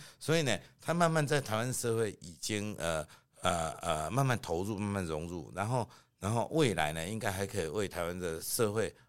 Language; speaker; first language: Chinese; native; Chinese